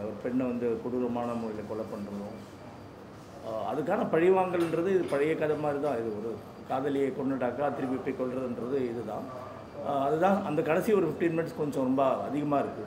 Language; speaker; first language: Tamil; native; Tamil